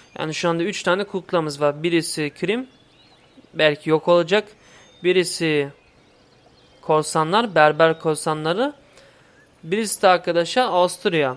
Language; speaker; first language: Turkish; early bilingual, heritage; Turkish